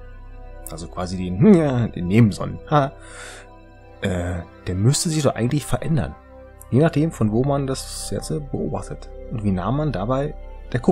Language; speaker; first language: German; native; German